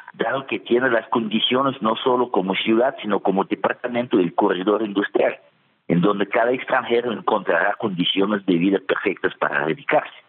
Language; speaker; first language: Spanish; non-native, fluent; Russian